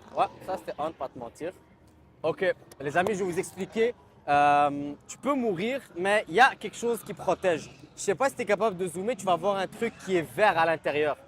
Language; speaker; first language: French; native; French